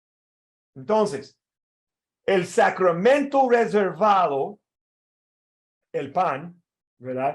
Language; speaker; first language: Spanish; non-native, fluent; English